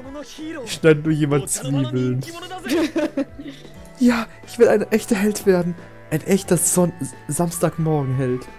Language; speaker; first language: German; native; German